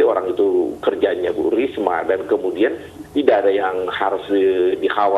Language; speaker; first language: Indonesian; native; Indonesian